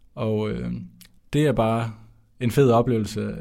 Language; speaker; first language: Danish; native; Danish